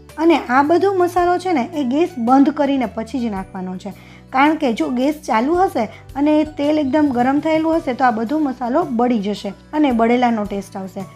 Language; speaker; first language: Gujarati; native; Gujarati